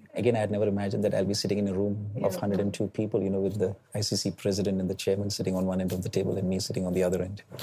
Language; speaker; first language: English; non-native, local second language; Malayalam